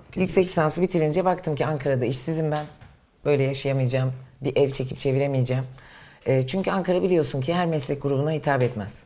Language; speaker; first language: Turkish; native; Turkish